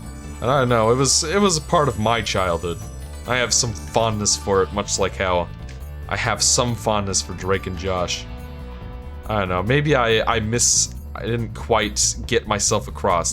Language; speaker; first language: English; native; English